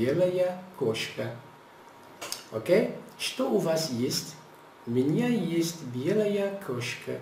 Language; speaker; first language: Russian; non-native, learner; Portuguese